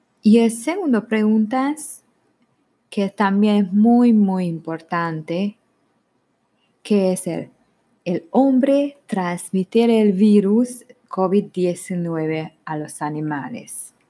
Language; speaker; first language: Spanish; non-native, learner; Hungarian